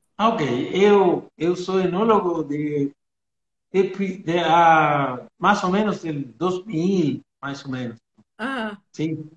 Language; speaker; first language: Portuguese; non-native, learner; Spanish